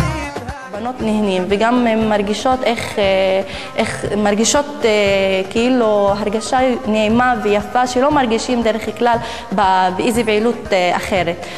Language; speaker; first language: Hebrew; non-native, local second language; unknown